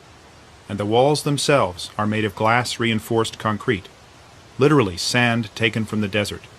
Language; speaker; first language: English; native; English